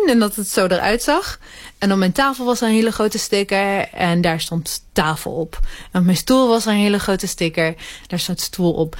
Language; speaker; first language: Dutch; early bilingual, other home language; Hebrew